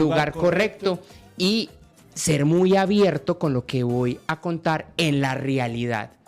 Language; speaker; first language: Spanish; native; Spanish